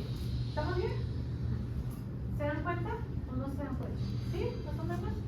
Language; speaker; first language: Spanish; native; Spanish